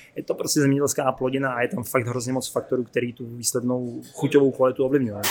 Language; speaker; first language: Czech; native; Czech